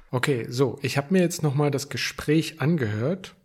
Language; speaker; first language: German; native; German